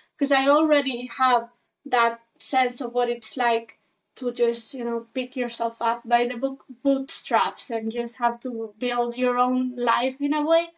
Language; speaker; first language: English; non-native, fluent; Spanish